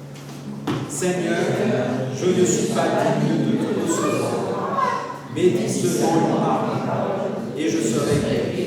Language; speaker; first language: French; native; French